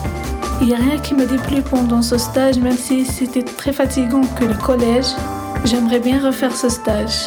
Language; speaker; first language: French; non-native, local second language; Arabic